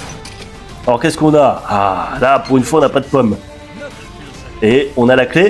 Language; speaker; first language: French; native; French